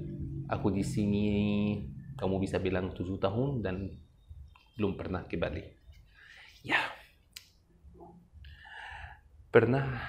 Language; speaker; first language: Indonesian; non-native, fluent; Arabic